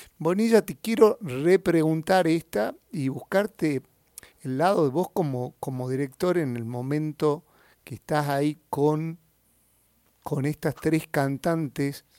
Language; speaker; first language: Spanish; native; Spanish